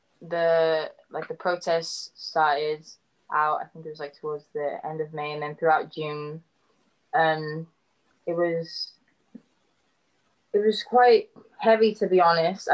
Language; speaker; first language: English; native; English